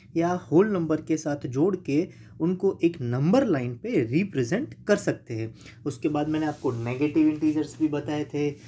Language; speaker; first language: Hindi; non-native, local second language; Gujarati